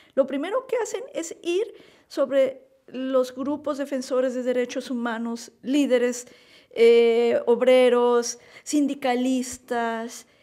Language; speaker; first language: Spanish; native; Spanish